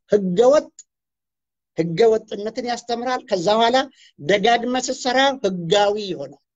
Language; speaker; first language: Amharic; non-native, local second language; Oromo